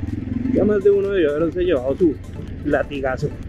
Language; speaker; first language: Spanish; native; Spanish